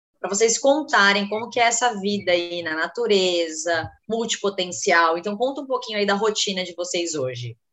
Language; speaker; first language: Portuguese; native; Portuguese